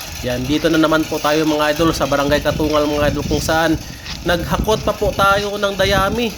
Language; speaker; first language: Filipino; non-native, local second language; Hiligaynon